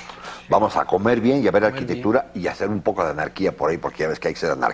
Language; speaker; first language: Spanish; native; Spanish